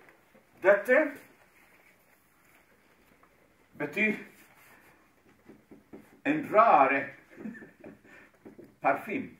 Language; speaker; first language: Swedish; non-native, fluent; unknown